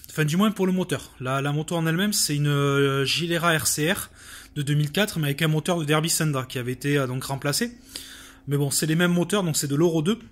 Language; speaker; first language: French; native; French